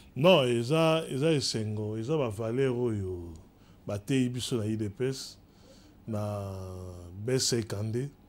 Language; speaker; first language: Lingala; native; Lingala